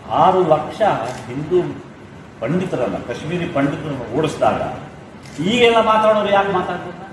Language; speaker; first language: Kannada; non-native, local second language; Konkani